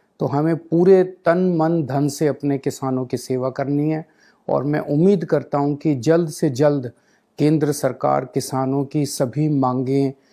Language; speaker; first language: Hindi; native; Hindi